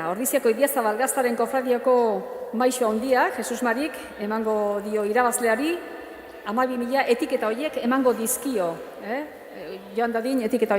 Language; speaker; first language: Basque; native; Basque